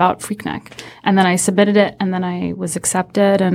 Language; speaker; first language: English; early bilingual, other home language; Persian